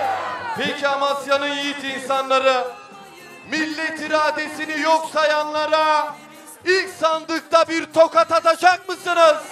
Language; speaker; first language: Turkish; native; Turkish